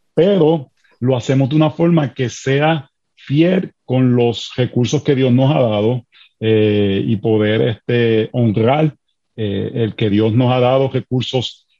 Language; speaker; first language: Spanish; native; Spanish